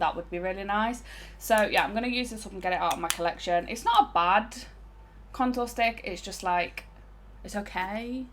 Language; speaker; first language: English; native; English